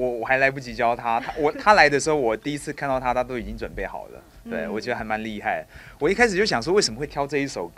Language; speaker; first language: Chinese; native; Chinese